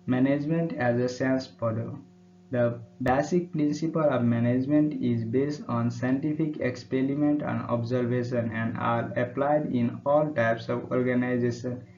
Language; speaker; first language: English; non-native, local second language; Nepali